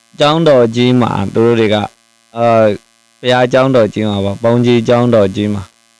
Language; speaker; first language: Burmese; non-native, local second language; Rohingya